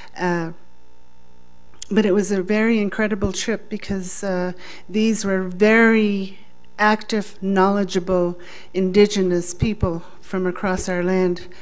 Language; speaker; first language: English; native; English